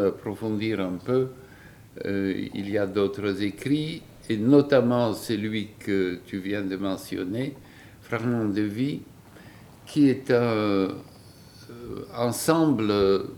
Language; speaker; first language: French; non-native, fluent; Bulgarian